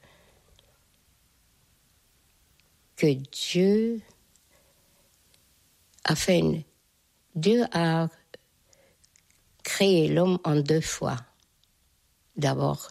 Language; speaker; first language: French; non-native, fluent; Hungarian